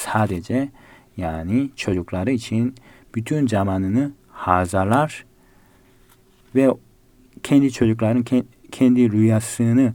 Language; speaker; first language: Turkish; non-native, fluent; Korean